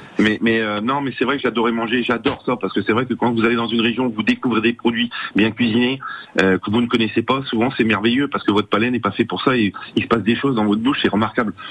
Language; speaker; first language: French; native; French